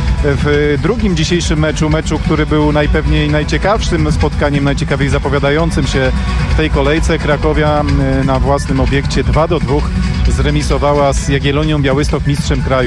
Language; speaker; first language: Polish; native; Polish